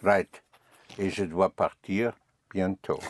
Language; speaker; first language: French; non-native, fluent; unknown